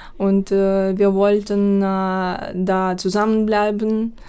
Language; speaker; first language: German; non-native, learner; Ukrainian